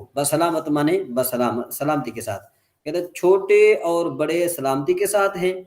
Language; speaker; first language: Urdu; non-native, local second language; Sindhi